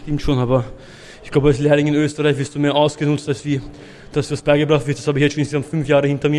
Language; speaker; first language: German; native; German